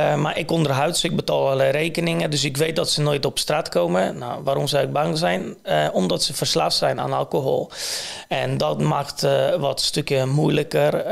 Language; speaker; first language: Dutch; non-native, fluent; Polish